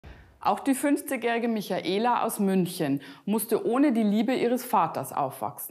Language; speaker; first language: German; native; German